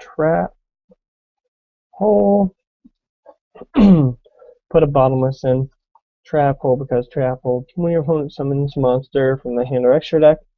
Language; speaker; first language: English; native; English